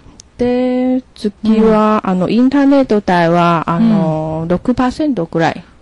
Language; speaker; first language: Japanese; non-native, learner; Chinese